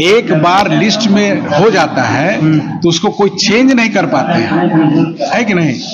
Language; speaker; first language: Hindi; native; Hindi